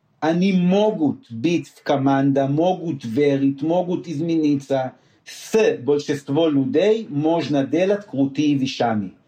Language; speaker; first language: Russian; non-native, learner; Hebrew